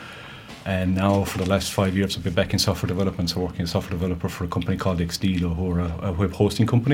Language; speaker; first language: English; native; English